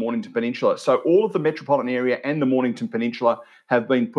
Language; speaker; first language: English; native; English